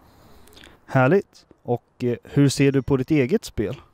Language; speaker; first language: Swedish; native; Swedish